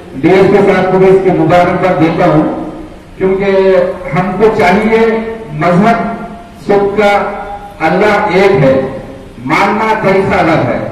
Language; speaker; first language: Urdu; native; Urdu